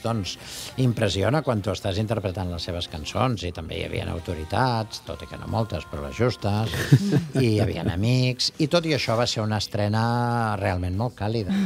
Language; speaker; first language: Catalan; native; Catalan